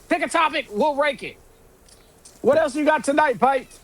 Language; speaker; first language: English; native; English